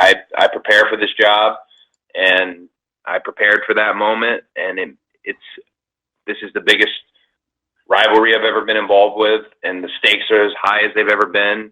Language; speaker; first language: English; native; English